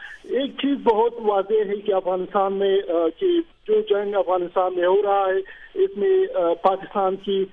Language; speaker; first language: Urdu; non-native, fluent; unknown